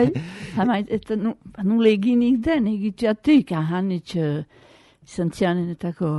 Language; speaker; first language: Basque; native; Basque